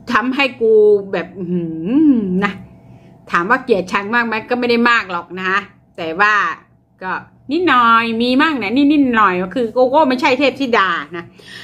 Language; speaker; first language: Thai; native; Thai